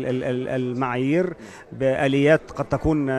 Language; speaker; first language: Arabic; native; Arabic